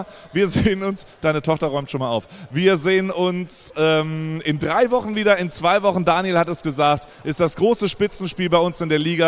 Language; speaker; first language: German; native; German